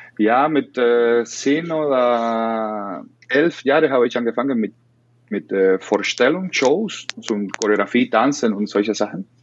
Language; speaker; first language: German; non-native, learner; Spanish